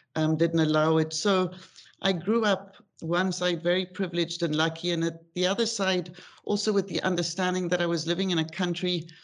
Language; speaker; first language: English; native; English